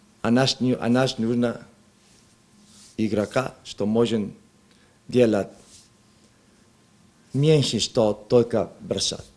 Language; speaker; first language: Russian; non-native, learner; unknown